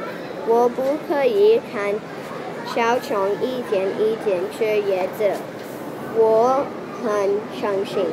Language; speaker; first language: Chinese; non-native, learner; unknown